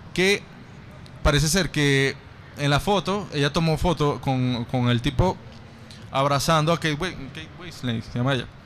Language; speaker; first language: Spanish; native; Spanish